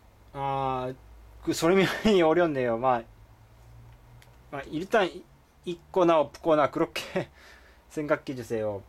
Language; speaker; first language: Korean; non-native, fluent; Japanese